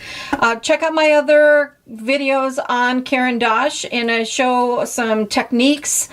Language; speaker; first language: English; native; English